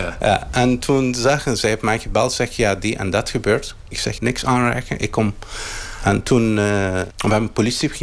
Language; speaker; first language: Dutch; non-native, learner; Arabic